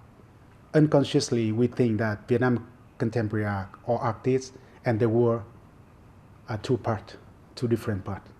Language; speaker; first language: English; non-native, fluent; Vietnamese